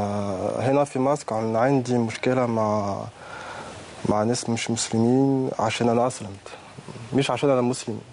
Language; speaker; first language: Arabic; non-native, learner; French